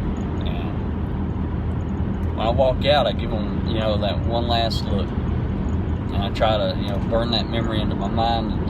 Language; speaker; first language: English; native; English